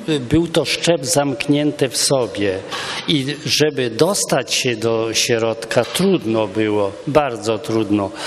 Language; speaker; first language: Polish; non-native, local second language; Romany